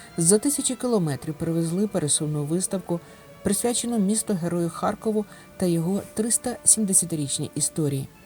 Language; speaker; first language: Ukrainian; native; Ukrainian